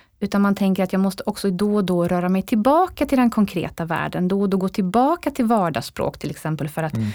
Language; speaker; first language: Swedish; native; Swedish